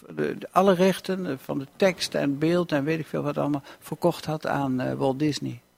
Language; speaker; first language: Dutch; native; Dutch